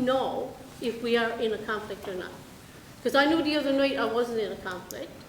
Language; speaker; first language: English; native; English